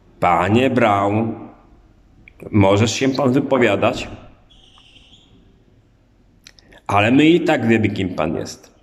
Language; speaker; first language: Polish; native; Polish